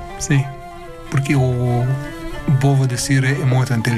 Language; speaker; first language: Portuguese; non-native, learner; Arabic